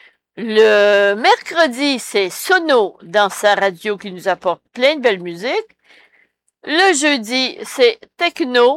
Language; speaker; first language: French; native; French